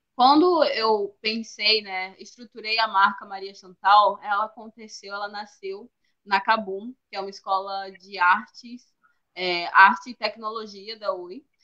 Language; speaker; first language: Portuguese; native; Portuguese